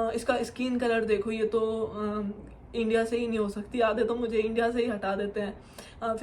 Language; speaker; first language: Hindi; native; Hindi